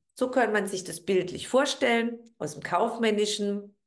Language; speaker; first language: German; native; German